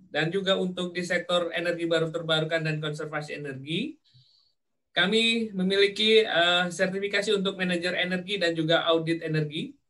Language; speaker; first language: Indonesian; native; Indonesian